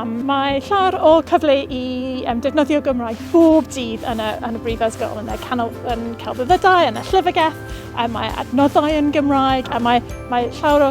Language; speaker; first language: Welsh; non-native, local second language; English